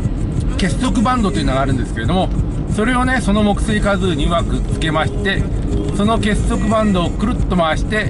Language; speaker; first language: Japanese; native; Japanese